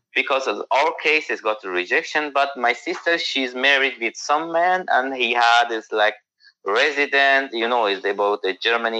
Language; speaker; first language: English; non-native, learner; Persian